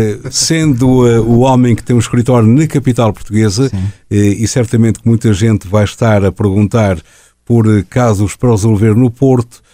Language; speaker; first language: Portuguese; native; Portuguese